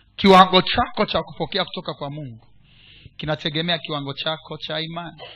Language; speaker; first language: Swahili; non-native, local second language; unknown